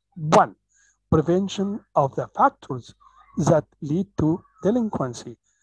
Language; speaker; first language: English; non-native, fluent; Arabic